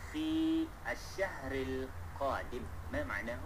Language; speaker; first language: Arabic; non-native, fluent; Malay